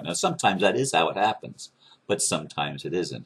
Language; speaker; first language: English; native; English